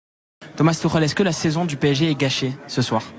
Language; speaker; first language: French; native; French